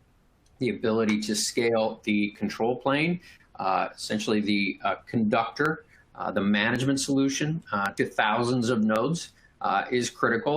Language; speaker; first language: English; native; English